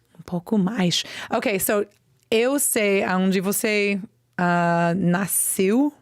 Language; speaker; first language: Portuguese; non-native, learner; English